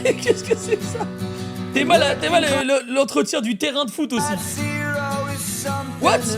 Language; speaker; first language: French; native; French